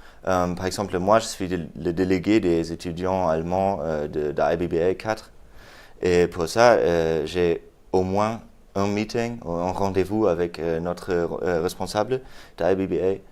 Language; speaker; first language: French; non-native, fluent; German